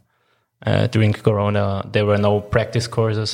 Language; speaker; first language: English; non-native, fluent; German